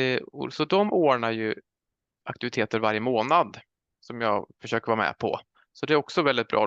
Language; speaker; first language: Swedish; native; Swedish